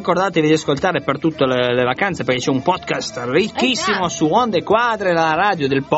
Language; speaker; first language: Italian; native; Italian